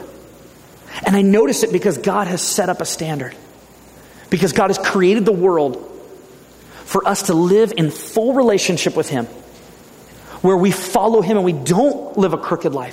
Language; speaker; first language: English; native; English